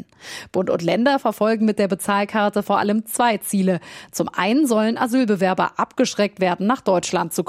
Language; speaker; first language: German; native; German